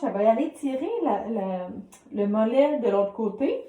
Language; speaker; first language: French; native; French